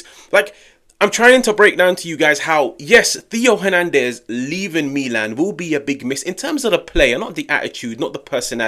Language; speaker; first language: English; native; English